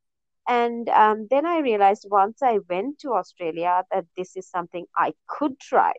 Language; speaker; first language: English; non-native, local second language; Sinhala